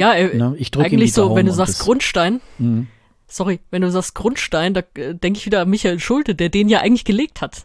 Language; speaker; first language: German; native; German